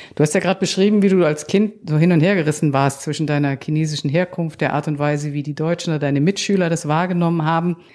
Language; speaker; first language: German; native; German